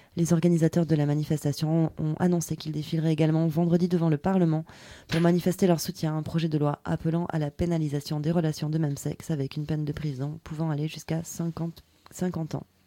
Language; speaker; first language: French; native; French